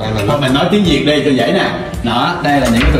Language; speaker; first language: Vietnamese; native; Vietnamese